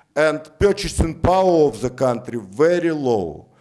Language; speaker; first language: English; non-native, fluent; Russian